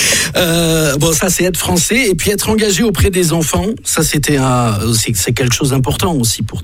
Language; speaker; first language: French; native; French